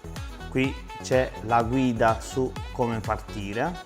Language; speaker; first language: Italian; native; Italian